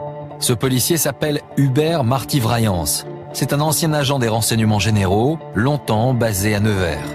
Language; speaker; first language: French; native; French